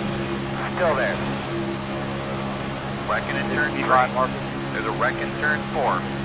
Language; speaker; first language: English; native; English